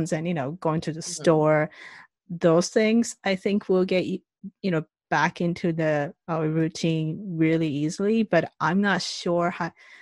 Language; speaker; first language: English; non-native, fluent; Japanese